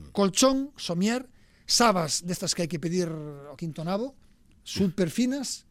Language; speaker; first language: Galician; native; Galician